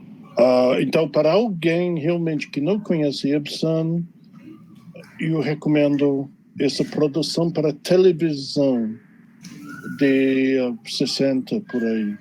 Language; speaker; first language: Portuguese; non-native, fluent; English